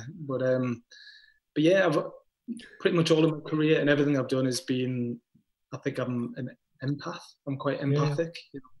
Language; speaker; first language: English; native; English